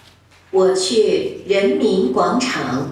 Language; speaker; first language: Chinese; non-native, learner; Vietnamese